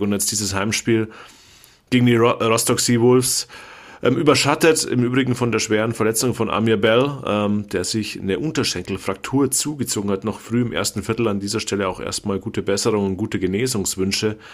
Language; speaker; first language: German; native; German